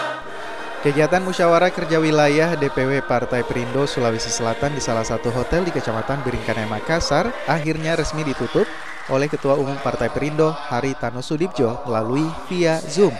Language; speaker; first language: Indonesian; native; Indonesian